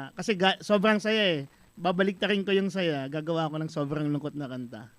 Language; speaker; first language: Filipino; native; Filipino